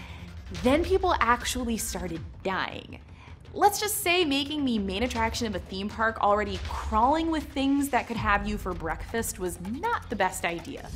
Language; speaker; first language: English; native; English